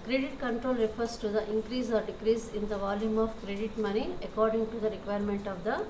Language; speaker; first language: English; non-native, local second language; Telugu